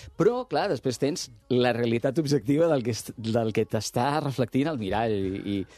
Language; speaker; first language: Catalan; native; Catalan